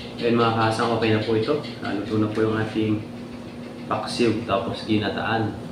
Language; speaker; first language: Filipino; non-native, local second language; Pampanga